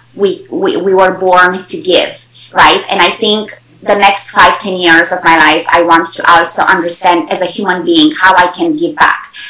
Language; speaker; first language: English; non-native, fluent; Romanian